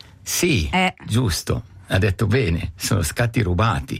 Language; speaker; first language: Italian; native; Italian